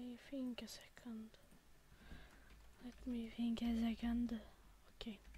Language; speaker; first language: English; non-native, learner; Swedish